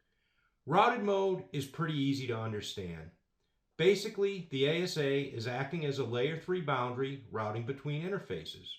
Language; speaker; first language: English; native; English